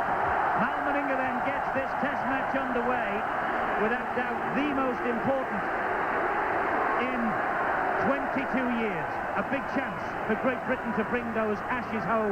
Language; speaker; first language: English; native; English